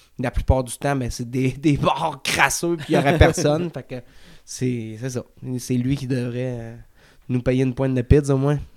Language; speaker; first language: French; native; French